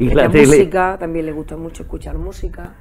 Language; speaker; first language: Spanish; native; Spanish